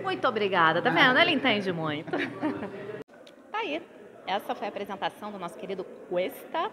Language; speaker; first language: Portuguese; native; Portuguese